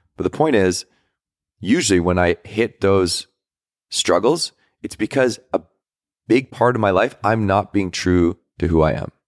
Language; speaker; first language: English; native; English